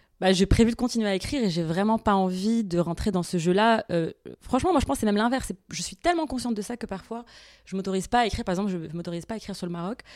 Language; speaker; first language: French; non-native, local second language; Arabic